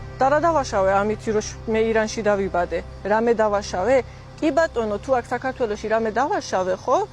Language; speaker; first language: Georgian; early bilingual, heritage; Georgian